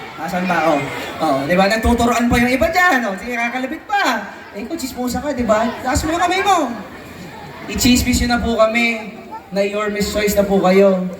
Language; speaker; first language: Filipino; native; Filipino